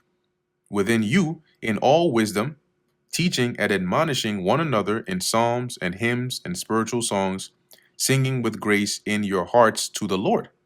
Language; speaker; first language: English; native; English